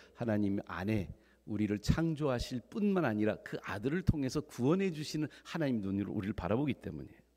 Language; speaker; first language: Korean; early bilingual, heritage; Korean